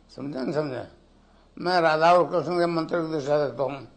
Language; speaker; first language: Hindi; native; Hindi